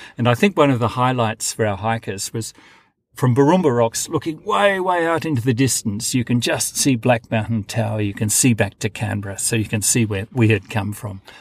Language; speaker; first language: English; native; English